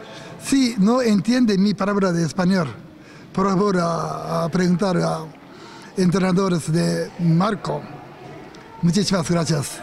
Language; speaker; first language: Spanish; non-native, learner; Japanese